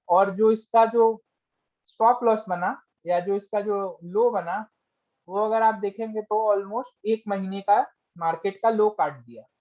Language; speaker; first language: Hindi; native; Hindi